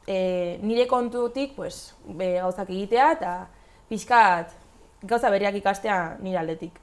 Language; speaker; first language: Basque; non-native, local second language; Spanish